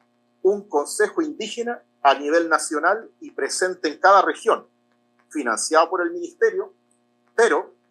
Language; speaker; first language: Spanish; native; Spanish